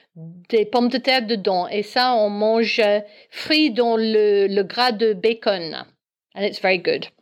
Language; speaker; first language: French; non-native, fluent; English